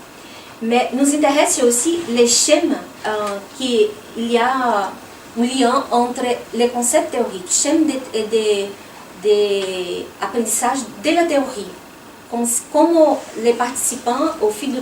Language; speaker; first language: French; non-native, fluent; Portuguese